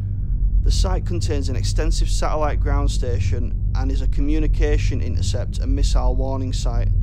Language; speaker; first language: English; native; English